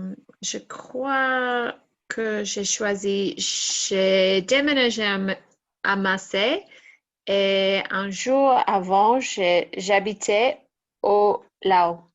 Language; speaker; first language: French; non-native, learner; English